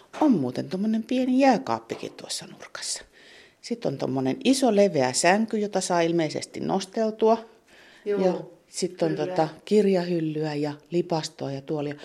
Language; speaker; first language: Finnish; native; Finnish